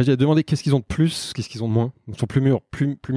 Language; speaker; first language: French; native; French